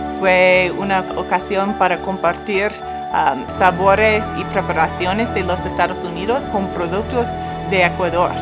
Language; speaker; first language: Spanish; non-native, fluent; English